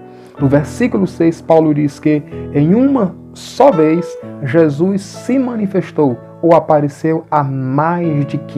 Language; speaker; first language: Portuguese; native; Portuguese